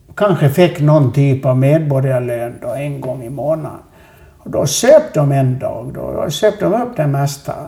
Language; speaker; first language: Swedish; native; Swedish